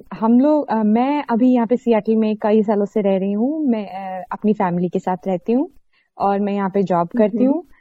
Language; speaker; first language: Hindi; non-native, local second language; Malayalam